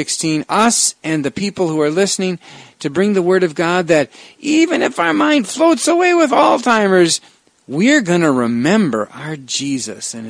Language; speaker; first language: English; native; English